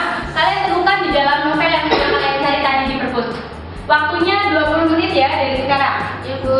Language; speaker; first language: Indonesian; native; Indonesian